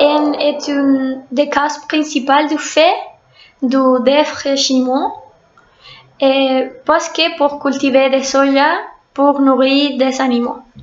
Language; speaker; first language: French; non-native, fluent; Spanish